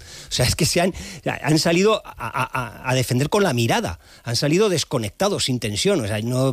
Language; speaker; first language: Spanish; native; Spanish